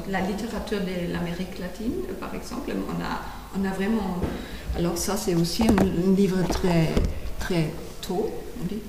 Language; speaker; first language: French; non-native, fluent; German